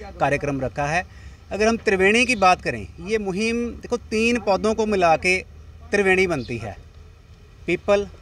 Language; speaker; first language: Hindi; native; Hindi